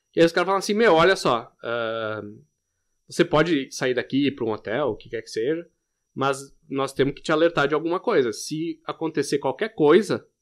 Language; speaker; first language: Portuguese; native; Portuguese